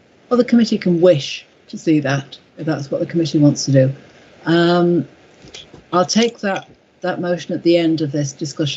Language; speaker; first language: English; native; English